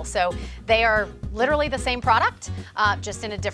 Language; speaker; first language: English; native; English